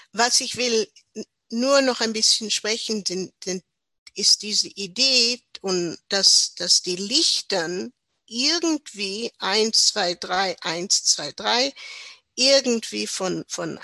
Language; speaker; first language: German; non-native, learner; English